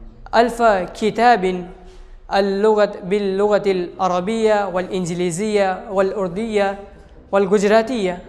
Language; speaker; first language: Arabic; non-native, fluent; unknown